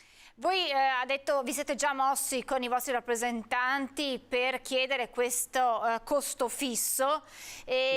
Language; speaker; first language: Italian; native; Italian